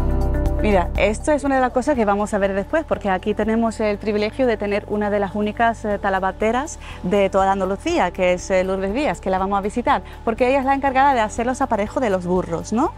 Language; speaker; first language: Spanish; native; Spanish